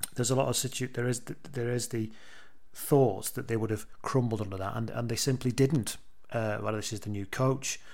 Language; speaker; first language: English; native; English